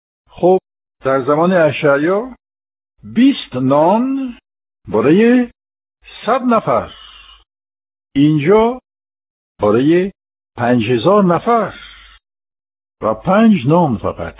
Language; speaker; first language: Persian; non-native, fluent; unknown